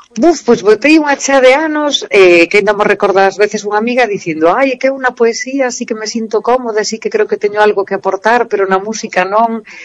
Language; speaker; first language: Galician; native; Galician